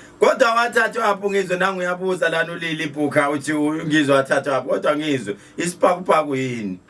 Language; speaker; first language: Zulu; native; Zulu